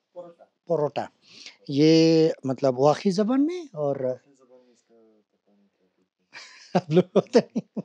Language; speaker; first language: Hindi; non-native, fluent; Bangla